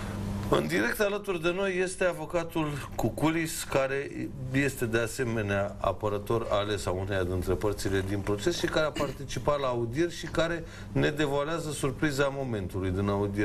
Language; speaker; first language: Romanian; native; Romanian